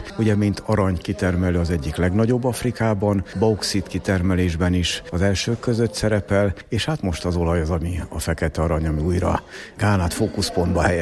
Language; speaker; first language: Hungarian; native; Hungarian